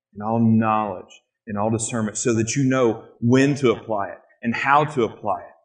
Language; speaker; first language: English; native; English